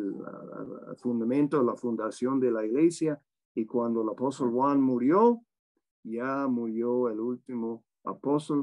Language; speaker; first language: Spanish; non-native, fluent; English